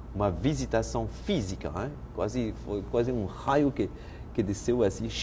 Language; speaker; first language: Portuguese; non-native, fluent; French